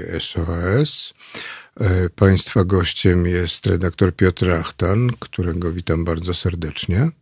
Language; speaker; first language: Polish; native; Polish